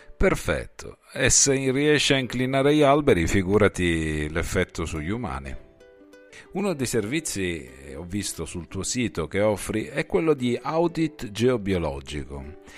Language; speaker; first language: Italian; native; Italian